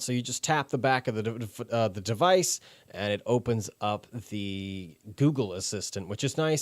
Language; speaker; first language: English; native; English